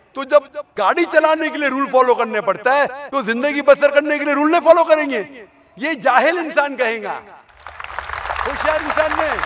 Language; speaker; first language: Hindi; non-native, local second language; Konkani